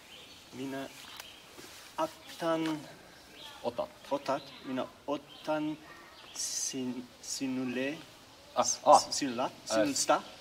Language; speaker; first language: Finnish; non-native, learner; English